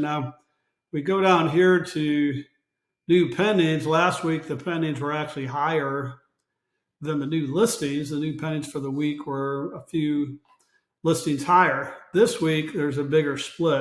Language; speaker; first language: English; native; English